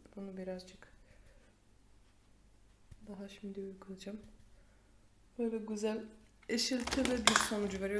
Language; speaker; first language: Turkish; non-native, fluent; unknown